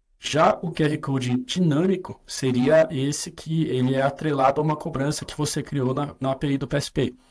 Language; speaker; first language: Portuguese; native; Portuguese